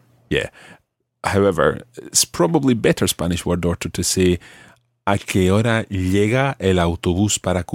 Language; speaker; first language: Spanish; non-native, fluent; English